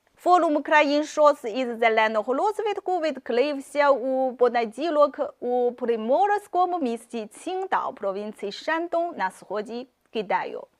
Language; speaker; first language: Ukrainian; non-native, fluent; Chinese